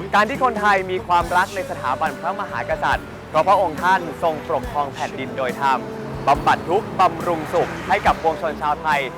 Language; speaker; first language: Thai; native; Thai